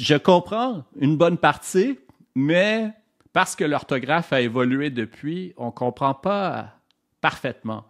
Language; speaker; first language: French; native; French